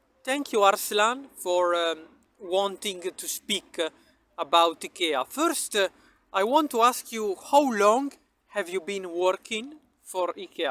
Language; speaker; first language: English; non-native, local second language; Italian